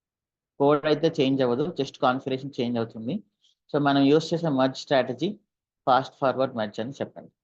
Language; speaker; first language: Telugu; native; Telugu